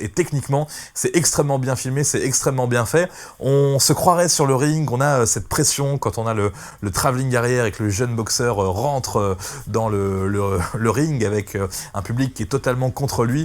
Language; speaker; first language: French; native; French